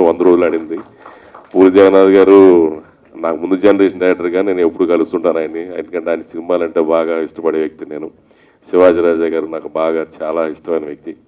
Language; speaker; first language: Telugu; native; Telugu